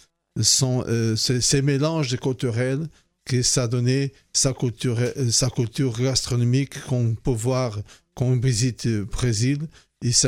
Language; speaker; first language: French; non-native, fluent; Portuguese